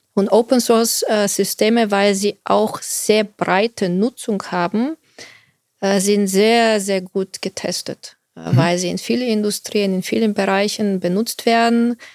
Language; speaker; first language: German; non-native, fluent; Bulgarian